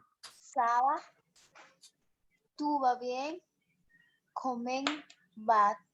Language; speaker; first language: French; non-native, learner; Spanish